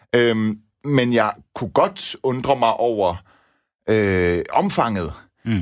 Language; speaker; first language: Danish; early bilingual, other home language; Persian